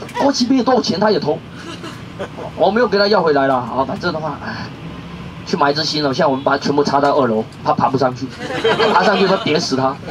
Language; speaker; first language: Chinese; non-native, fluent; Vietnamese